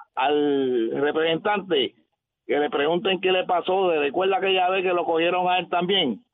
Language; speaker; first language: Spanish; native; Spanish